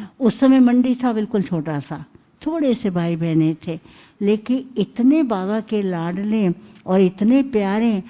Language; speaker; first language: Hindi; native; Hindi